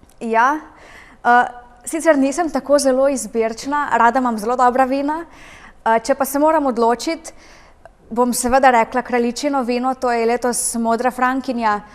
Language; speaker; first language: Slovenian; native; Slovenian